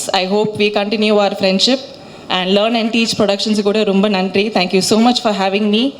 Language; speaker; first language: Tamil; non-native, learner; Malayalam